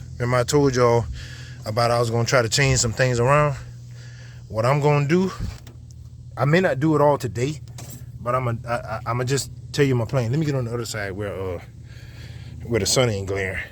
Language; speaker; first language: English; native; English